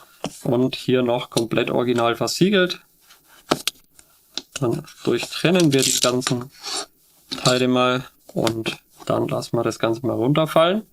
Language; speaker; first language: German; native; German